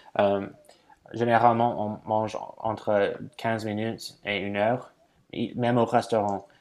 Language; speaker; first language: French; non-native, learner; English